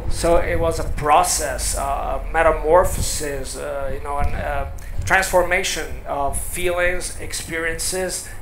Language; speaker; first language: English; native; English